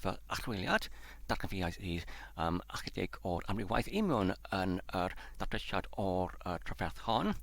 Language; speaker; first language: Welsh; non-native, learner; Polish